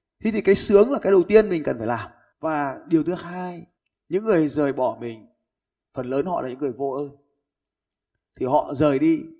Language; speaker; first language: Vietnamese; native; Vietnamese